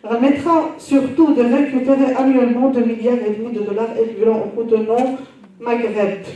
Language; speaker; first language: French; non-native, local second language; Arabic